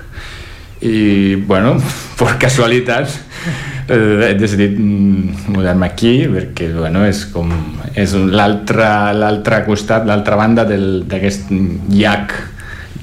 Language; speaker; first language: Catalan; non-native, fluent; Italian